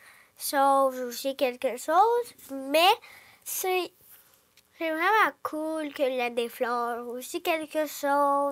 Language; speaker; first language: French; early bilingual, other home language; Ukrainian